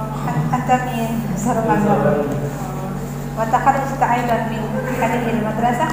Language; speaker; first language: Arabic; non-native, fluent; Indonesian